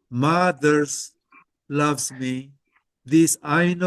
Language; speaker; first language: English; non-native, fluent; Indonesian